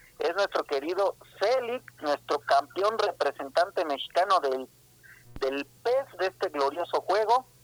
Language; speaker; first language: Spanish; native; Spanish